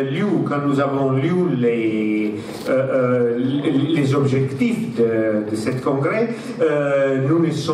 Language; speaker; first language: French; non-native, fluent; Italian